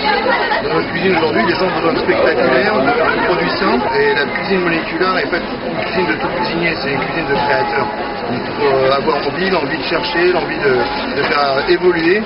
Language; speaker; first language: French; native; French